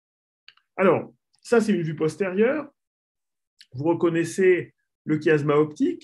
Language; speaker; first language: French; native; French